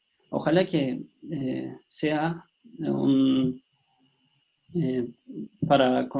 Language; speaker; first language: Spanish; non-native, fluent; Turkish